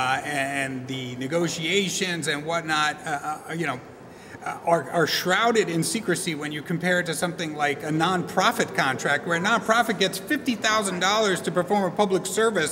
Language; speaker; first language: English; native; English